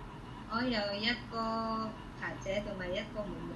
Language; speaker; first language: Cantonese; non-native, learner; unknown